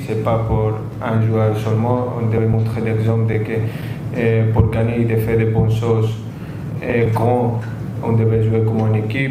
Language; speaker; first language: French; non-native, fluent; Spanish